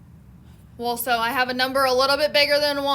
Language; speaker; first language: English; native; English